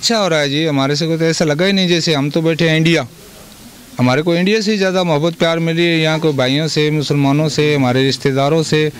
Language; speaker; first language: Hindi; native; Hindi